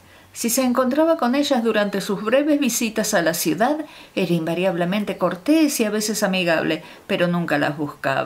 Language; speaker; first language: Spanish; native; Spanish